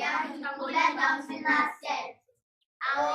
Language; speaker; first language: French; non-native, learner; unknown